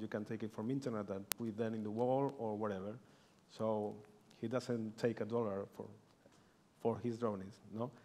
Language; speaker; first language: English; non-native, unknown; Spanish